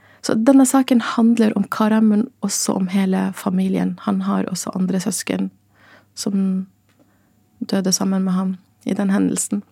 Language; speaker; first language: Norwegian; non-native, fluent; Arabic